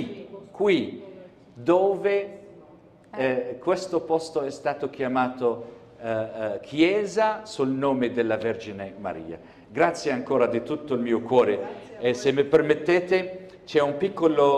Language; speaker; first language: Italian; non-native, fluent; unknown